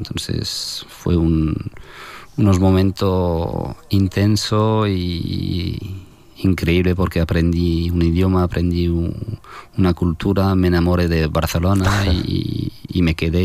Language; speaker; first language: Spanish; non-native, fluent; French